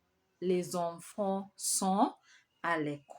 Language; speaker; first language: French; non-native, fluent; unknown